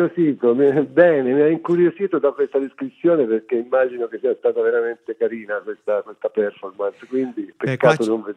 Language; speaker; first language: Italian; native; Italian